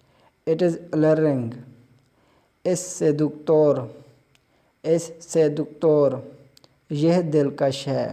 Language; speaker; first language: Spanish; non-native, fluent; Urdu